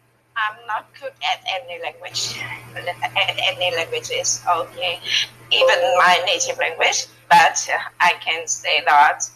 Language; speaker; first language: English; non-native, learner; Vietnamese